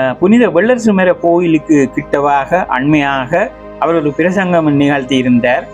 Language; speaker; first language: Tamil; native; Tamil